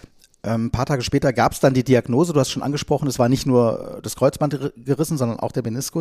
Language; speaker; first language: German; native; German